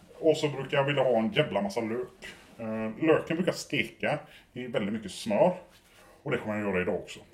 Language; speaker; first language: Swedish; native; Swedish